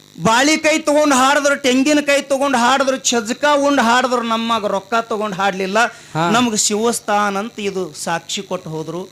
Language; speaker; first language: Kannada; non-native, local second language; Lambadi